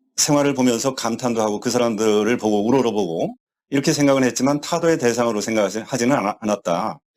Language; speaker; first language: Korean; native; Korean